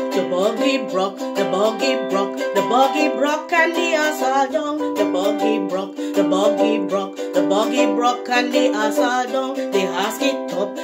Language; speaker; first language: English; non-native, local second language; Jamaican Creole English